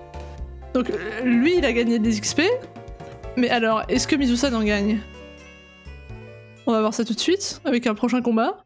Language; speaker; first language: French; native; French